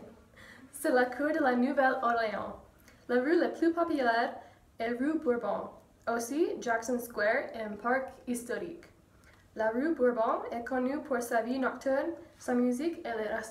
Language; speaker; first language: French; non-native, learner; English